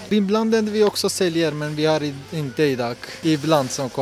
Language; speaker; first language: Swedish; non-native, learner; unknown